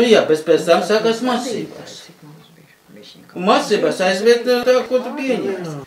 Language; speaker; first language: Latvian; non-native, local second language; Russian